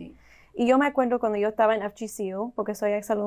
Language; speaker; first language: Spanish; early bilingual, heritage; Spanish